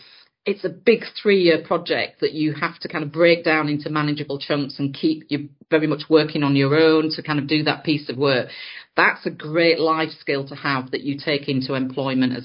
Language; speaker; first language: English; native; English